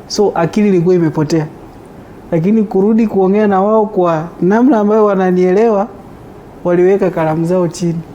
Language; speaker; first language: Swahili; non-native, local second language; Gusii